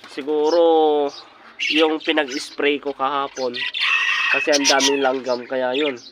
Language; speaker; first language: Filipino; native; Filipino